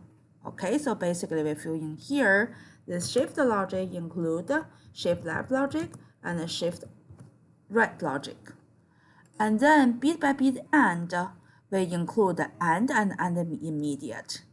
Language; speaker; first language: English; non-native, fluent; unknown